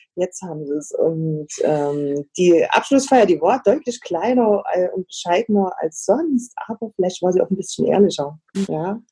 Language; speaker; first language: German; native; German